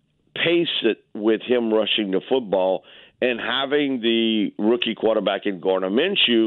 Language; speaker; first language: English; native; English